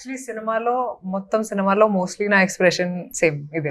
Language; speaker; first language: Telugu; non-native, local second language; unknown